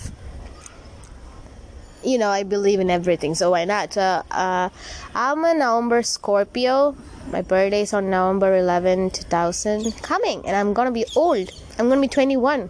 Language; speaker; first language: English; non-native, local second language; Tamil